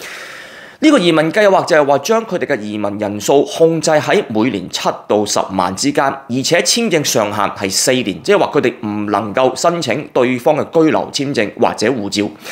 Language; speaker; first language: Cantonese; native; Cantonese